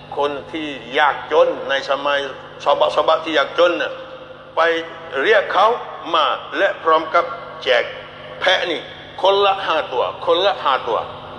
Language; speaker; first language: Thai; non-native, local second language; Malay